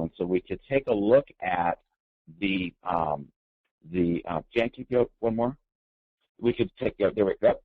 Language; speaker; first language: English; native; English